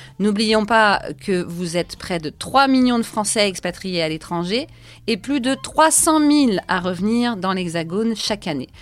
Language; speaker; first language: French; native; French